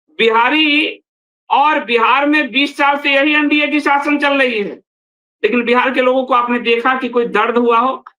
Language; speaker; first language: Hindi; native; Hindi